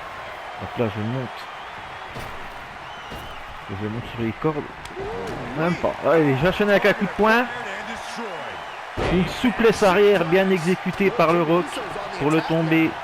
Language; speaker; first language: French; native; French